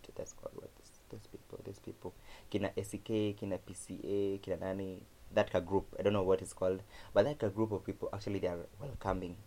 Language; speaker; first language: English; non-native, local second language; Kamba